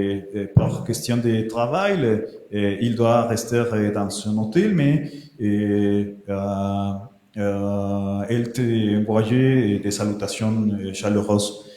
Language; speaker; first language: French; non-native, fluent; Spanish